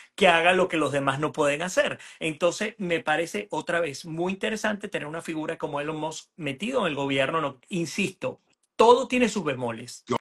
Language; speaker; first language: Spanish; native; Spanish